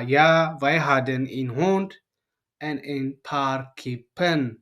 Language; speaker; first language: Dutch; non-native, fluent; Tigrinya